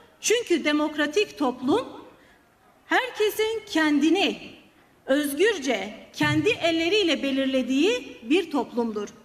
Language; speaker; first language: Turkish; non-native, local second language; Kurdish